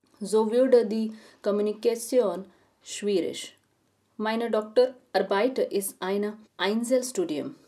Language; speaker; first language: German; non-native, learner; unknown